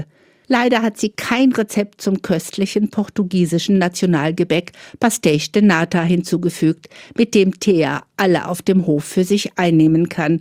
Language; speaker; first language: German; native; German